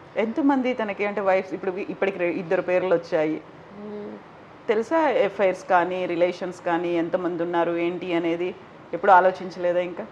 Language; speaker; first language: Telugu; native; Telugu